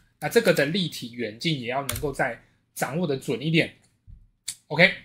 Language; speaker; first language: Chinese; native; Chinese